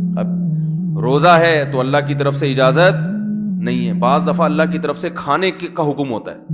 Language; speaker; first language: Urdu; native; Urdu